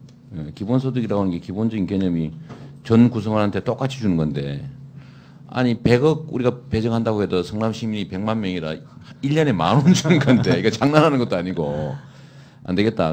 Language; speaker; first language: Korean; native; Korean